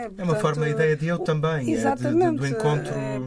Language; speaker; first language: Portuguese; non-native, fluent; English